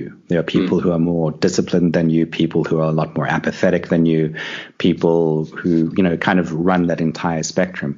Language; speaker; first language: English; native; English